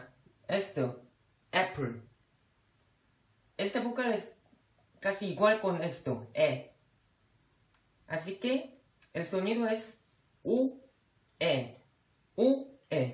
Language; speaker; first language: Spanish; non-native, fluent; Korean